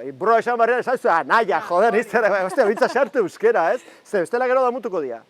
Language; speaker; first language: Basque; native; Basque